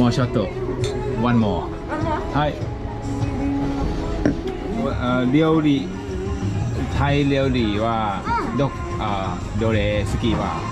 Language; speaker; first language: Japanese; non-native, learner; Thai